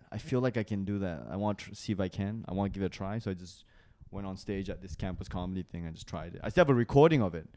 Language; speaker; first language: English; native; English